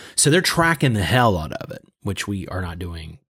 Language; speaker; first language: English; native; English